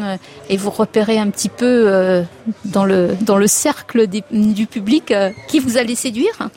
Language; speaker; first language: French; native; French